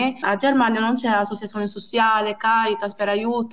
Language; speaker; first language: Italian; non-native, learner; Arabic